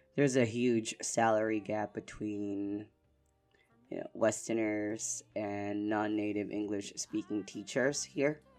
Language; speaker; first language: English; non-native, local second language; Filipino